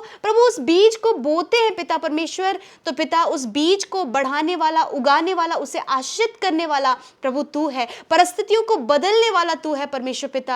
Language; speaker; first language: Hindi; native; Hindi